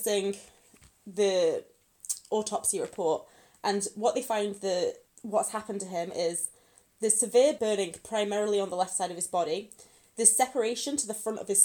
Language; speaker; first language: English; native; English